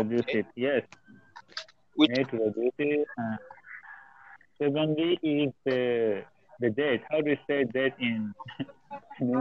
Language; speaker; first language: English; non-native, learner; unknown